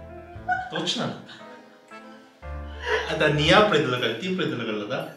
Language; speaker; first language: Russian; non-native, learner; Korean